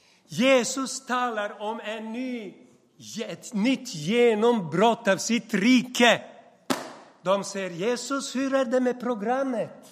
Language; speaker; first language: Swedish; non-native, fluent; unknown